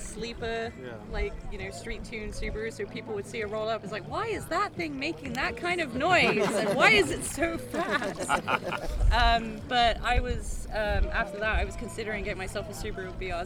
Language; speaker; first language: English; native; English